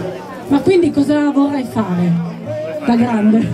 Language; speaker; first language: Italian; native; Italian